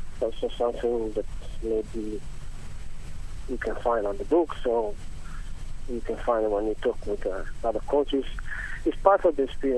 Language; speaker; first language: English; non-native, learner; Italian